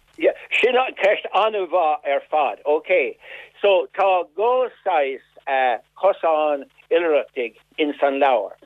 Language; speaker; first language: Irish; non-native, local second language; English